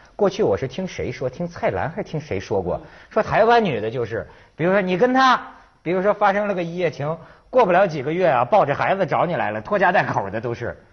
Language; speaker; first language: Chinese; native; Chinese